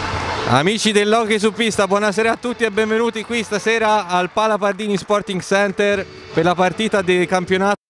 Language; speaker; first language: Italian; native; Italian